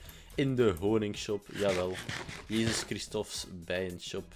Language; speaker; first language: Dutch; native; Dutch